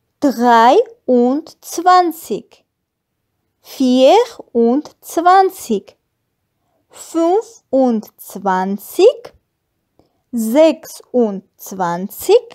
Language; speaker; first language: German; non-native, fluent; Armenian